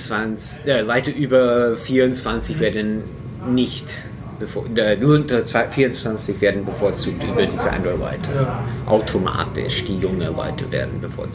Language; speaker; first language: German; non-native, fluent; English